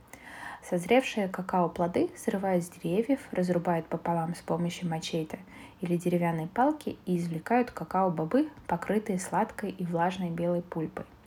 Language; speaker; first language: Russian; native; Russian